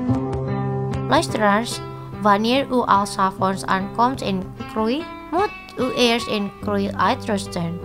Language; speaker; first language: Dutch; non-native, fluent; Indonesian